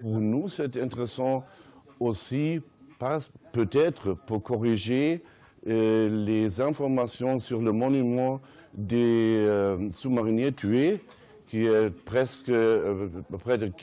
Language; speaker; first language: French; non-native, learner; German